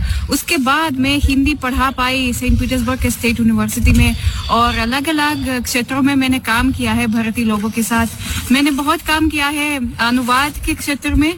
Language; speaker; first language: Hindi; non-native, fluent; Russian